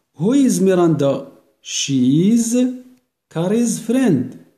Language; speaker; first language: English; non-native, learner; Arabic